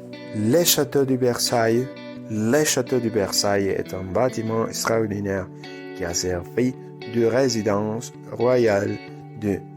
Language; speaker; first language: French; non-native, learner; Spanish